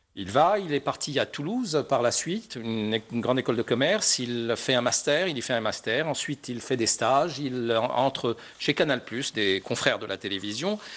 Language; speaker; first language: French; non-native, local second language; Arabic